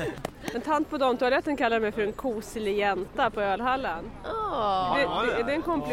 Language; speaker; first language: Swedish; native; Swedish